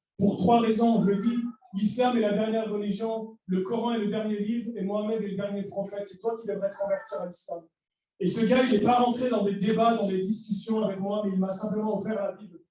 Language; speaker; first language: French; early bilingual, other home language; Arabic